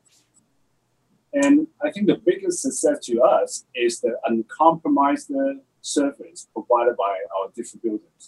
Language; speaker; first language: English; non-native, local second language; Cantonese